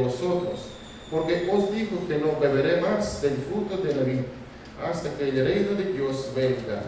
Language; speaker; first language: Spanish; non-native, fluent; Russian